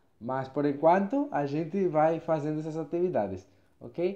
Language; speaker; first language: Portuguese; non-native, fluent; Spanish